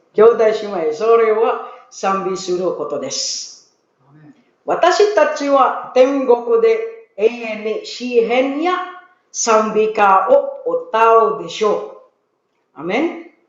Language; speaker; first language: Japanese; non-native, learner; Filipino